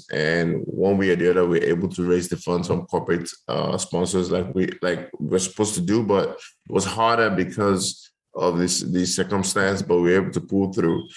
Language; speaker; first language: English; non-native, local second language; Yoruba